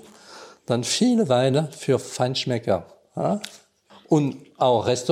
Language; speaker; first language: German; non-native, learner; French